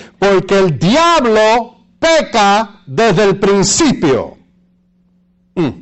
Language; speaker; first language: Spanish; early bilingual, heritage; Spanish